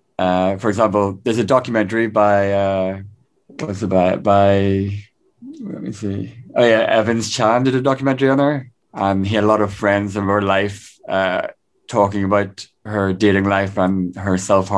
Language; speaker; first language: English; native; English